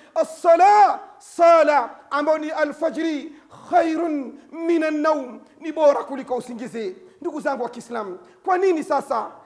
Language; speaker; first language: Swahili; native; Swahili